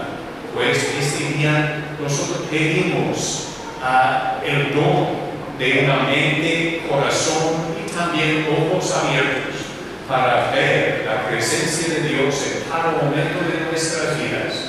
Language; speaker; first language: Spanish; non-native, learner; English